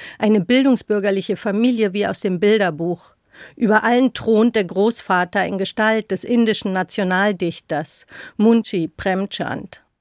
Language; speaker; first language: German; native; German